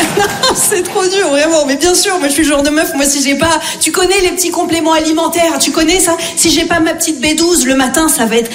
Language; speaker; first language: French; native; French